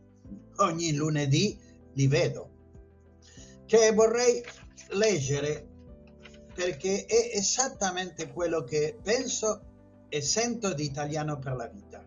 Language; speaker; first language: Italian; non-native, fluent; Spanish